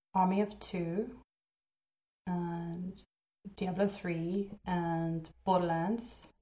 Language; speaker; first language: English; native; English